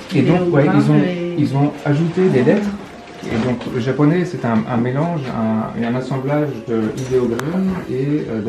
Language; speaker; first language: French; non-native, fluent; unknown